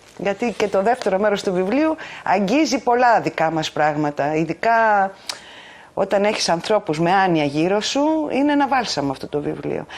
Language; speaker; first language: Greek; native; Greek